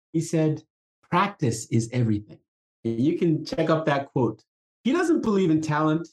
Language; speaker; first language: English; non-native, local second language; Igbo